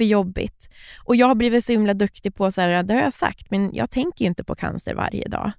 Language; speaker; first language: Swedish; native; Swedish